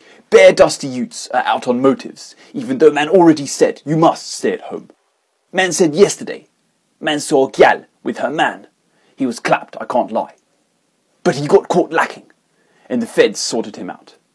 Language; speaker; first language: English; native; English